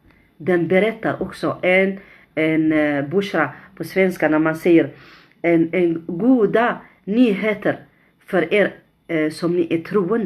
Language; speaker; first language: Swedish; non-native, fluent; Arabic